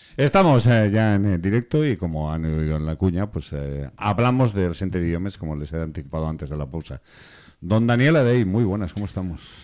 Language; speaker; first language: Spanish; native; Spanish